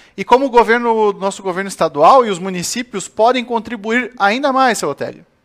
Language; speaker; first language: Portuguese; native; Portuguese